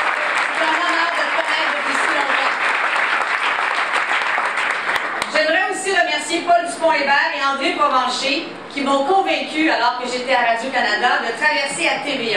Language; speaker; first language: French; native; French